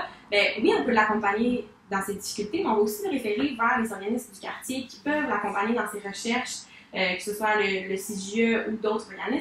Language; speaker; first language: French; native; French